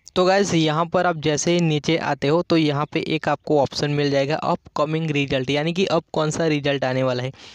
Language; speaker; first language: Hindi; non-native, local second language; Gujarati